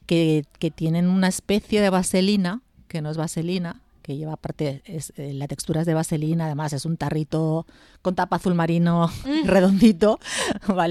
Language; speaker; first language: Spanish; native; Spanish